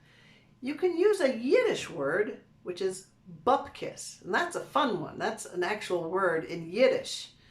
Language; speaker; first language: English; native; English